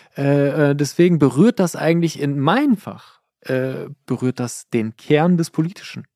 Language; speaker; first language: German; early bilingual, other home language; Persian